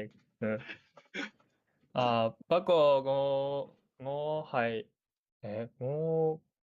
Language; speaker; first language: Chinese; non-native, learner; Japanese